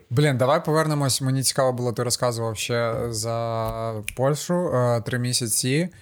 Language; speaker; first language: Ukrainian; non-native, local second language; Russian